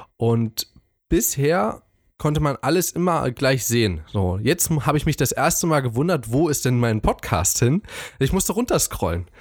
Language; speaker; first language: German; native; German